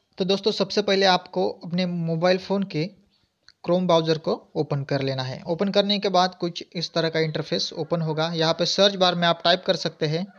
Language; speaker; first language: Hindi; non-native, local second language; Marathi